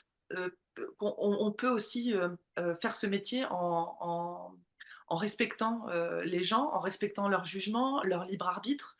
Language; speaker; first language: French; native; French